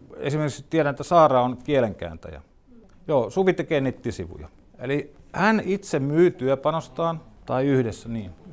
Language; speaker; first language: Finnish; native; Finnish